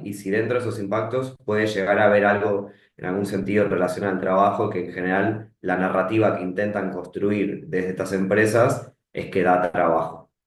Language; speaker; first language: Spanish; native; Spanish